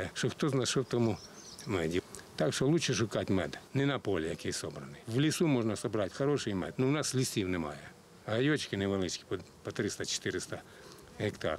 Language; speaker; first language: Ukrainian; native; Ukrainian